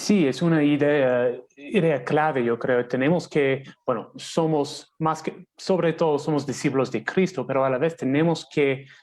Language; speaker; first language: Spanish; non-native, fluent; English